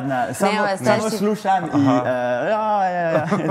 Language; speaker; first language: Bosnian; non-native, learner; French